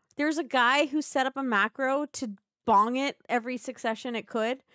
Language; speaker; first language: English; native; English